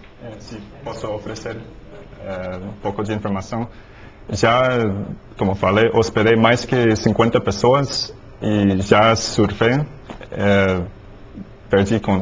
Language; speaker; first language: Portuguese; non-native, learner; English